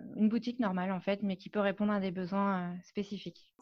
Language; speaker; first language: French; native; French